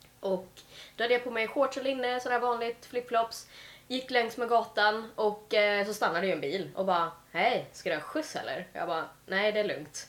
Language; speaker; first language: Swedish; early bilingual, heritage; Swedish